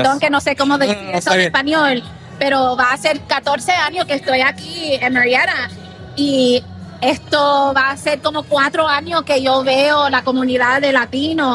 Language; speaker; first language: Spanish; non-native, learner; English